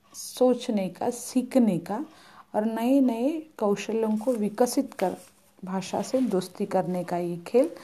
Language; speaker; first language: Hindi; non-native, local second language; Marathi